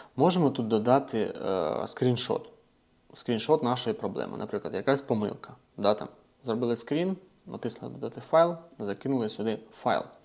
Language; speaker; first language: Ukrainian; non-native, local second language; Russian